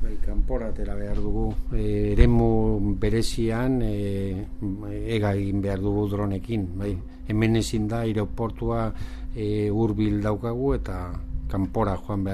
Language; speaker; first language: Basque; non-native, local second language; Spanish